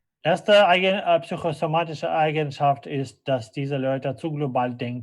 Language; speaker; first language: German; non-native, fluent; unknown